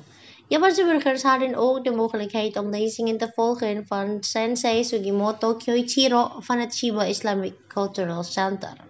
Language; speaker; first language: Dutch; non-native, fluent; Indonesian